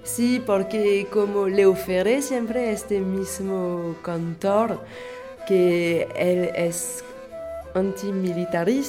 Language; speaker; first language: Spanish; non-native, fluent; French